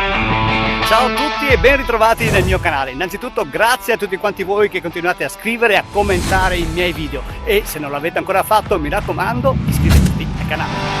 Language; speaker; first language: Italian; native; Italian